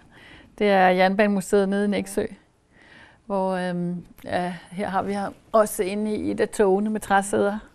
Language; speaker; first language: Danish; native; Danish